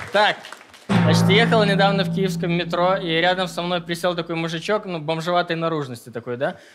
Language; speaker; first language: Russian; native; Russian